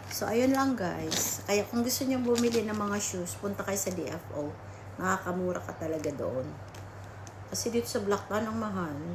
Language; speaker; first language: Filipino; native; Filipino